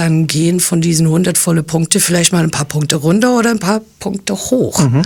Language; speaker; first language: German; non-native, fluent; English